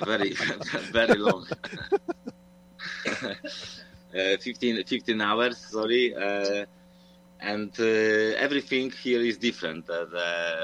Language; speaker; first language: English; non-native, fluent; Polish